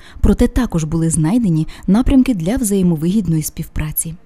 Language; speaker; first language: Ukrainian; native; Ukrainian